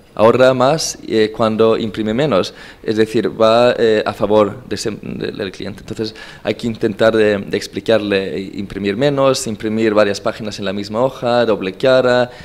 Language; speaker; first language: Spanish; non-native, fluent; Swedish